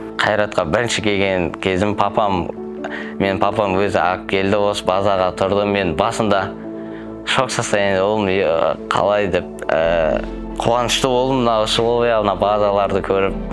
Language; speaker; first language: Kazakh; native; Kazakh